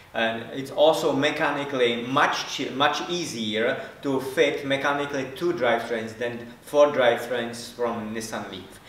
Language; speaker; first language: English; non-native, fluent; Czech